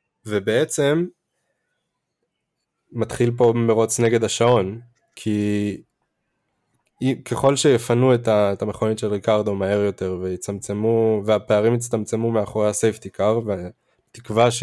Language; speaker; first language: Hebrew; native; Hebrew